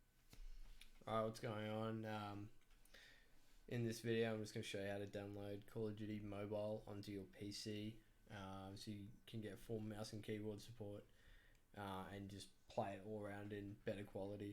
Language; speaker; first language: English; native; English